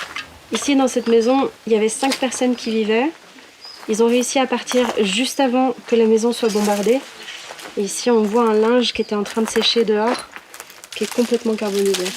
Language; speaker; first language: French; native; French